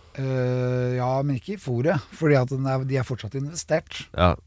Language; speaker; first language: Norwegian; native; Norwegian